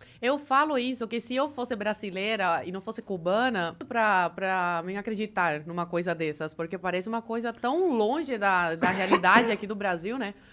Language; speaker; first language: Portuguese; early bilingual, other home language; Spanish